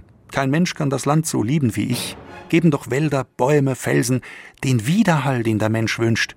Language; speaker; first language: German; native; German